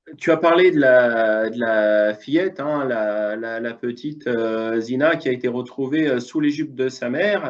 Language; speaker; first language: French; native; French